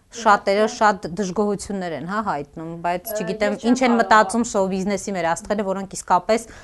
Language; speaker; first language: Armenian; native; Armenian